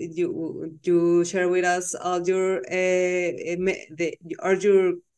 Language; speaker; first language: English; non-native, learner; Spanish